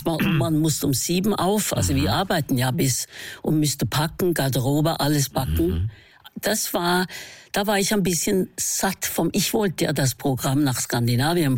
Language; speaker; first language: German; non-native, fluent; Norwegian